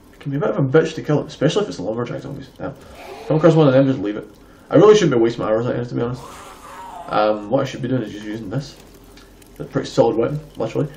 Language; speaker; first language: English; native; English